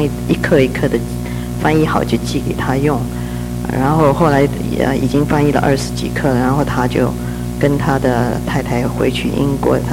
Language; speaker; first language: Chinese; early bilingual, heritage; Chinese